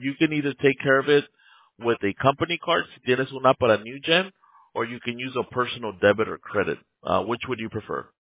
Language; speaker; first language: English; early bilingual, other home language; Spanish